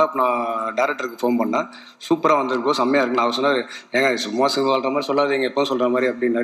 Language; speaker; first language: Tamil; native; Tamil